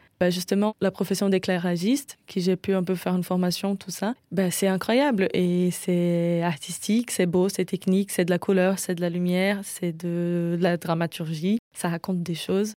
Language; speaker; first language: French; non-native, fluent; Portuguese